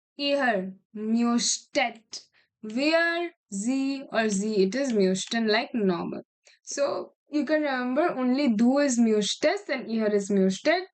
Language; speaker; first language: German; non-native, learner; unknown